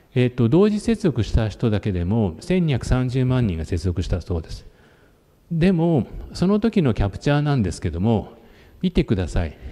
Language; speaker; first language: Japanese; native; Japanese